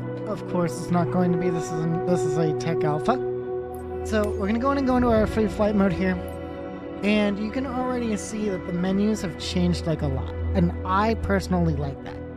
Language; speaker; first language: English; native; English